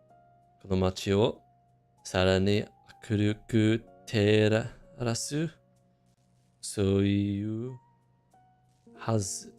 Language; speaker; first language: Japanese; non-native, fluent; English